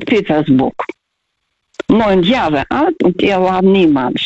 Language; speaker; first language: German; non-native, fluent; Russian